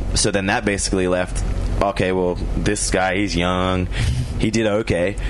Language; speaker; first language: English; native; English